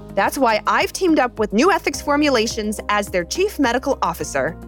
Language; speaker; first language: English; native; English